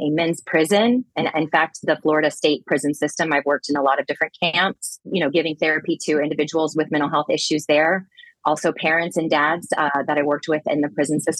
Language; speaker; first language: English; native; English